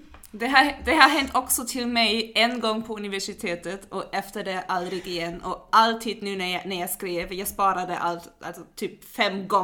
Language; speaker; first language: Swedish; non-native, fluent; German